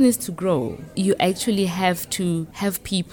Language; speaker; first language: English; non-native, local second language; Tswana